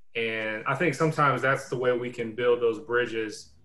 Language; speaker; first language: English; native; English